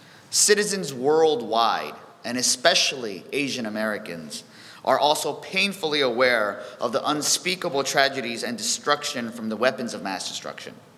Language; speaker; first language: English; early bilingual, other home language; Korean